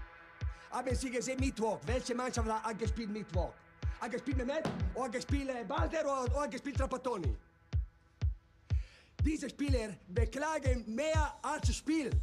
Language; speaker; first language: German; non-native, learner; Italian